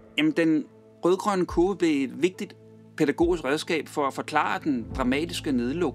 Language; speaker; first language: Danish; native; Danish